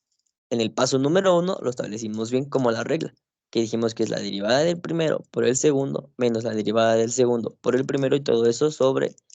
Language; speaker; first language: Spanish; native; Spanish